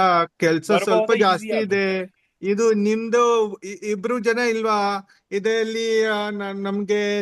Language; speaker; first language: Kannada; non-native, learner; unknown